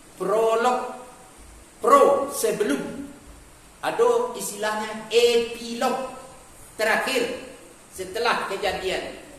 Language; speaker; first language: Malay; non-native, local second language; Minangkabau